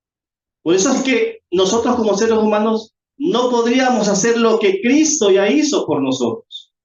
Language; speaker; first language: Spanish; native; Spanish